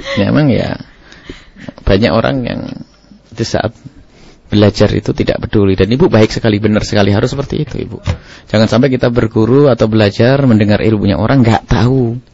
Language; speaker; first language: Indonesian; non-native, local second language; Javanese